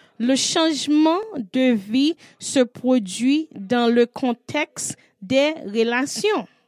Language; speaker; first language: French; non-native, learner; English